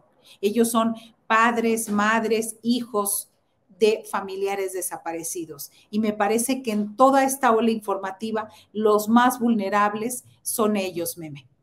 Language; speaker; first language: Spanish; native; Spanish